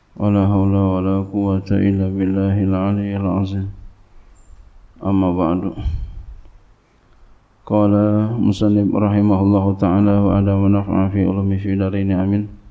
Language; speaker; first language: Arabic; non-native, fluent; Indonesian